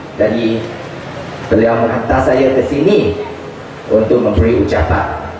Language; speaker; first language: Malay; non-native, local second language; Chinese